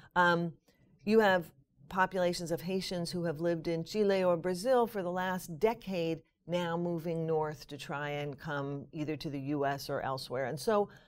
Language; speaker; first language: English; native; English